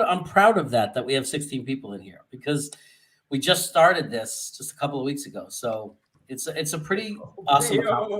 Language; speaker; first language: English; native; English